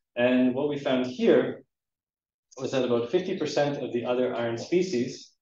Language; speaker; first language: English; native; English